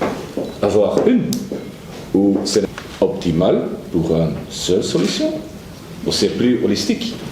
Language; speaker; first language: French; non-native, learner; Dutch